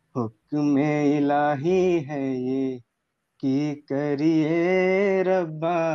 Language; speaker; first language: Hindi; native; Hindi